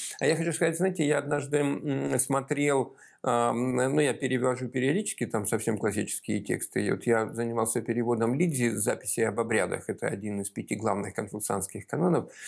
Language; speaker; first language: Russian; native; Russian